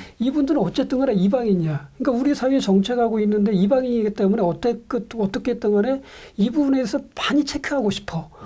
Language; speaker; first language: Korean; native; Korean